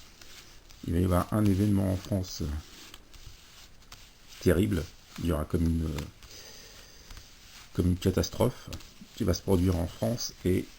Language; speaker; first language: French; native; French